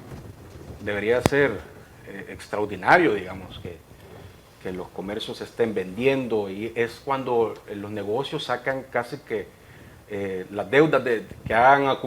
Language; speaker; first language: Spanish; native; Spanish